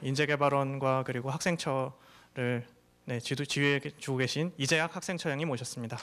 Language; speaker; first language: Korean; native; Korean